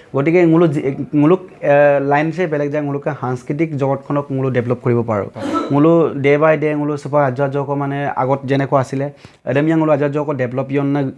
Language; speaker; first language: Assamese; non-native, local second language; Mising